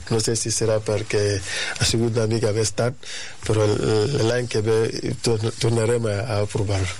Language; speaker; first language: Catalan; non-native, fluent; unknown